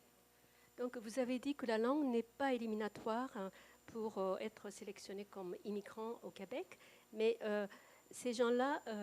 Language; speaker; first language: French; non-native, fluent; Japanese